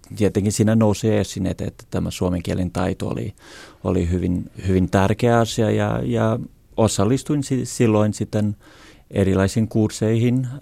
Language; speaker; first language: Finnish; non-native, fluent; Portuguese